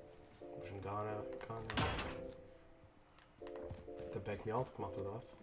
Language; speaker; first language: German; native; German